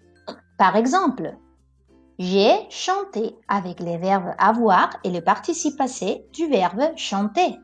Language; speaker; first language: French; non-native, fluent; Spanish